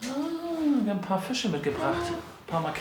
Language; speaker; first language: German; native; German